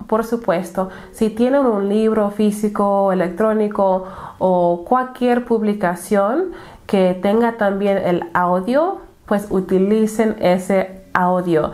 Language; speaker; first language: Spanish; non-native, fluent; English